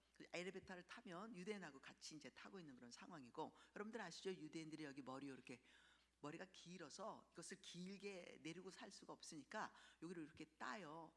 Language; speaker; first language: Korean; early bilingual, heritage; Korean